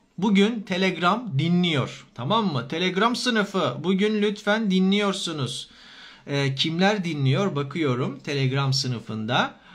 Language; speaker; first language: Turkish; native; Turkish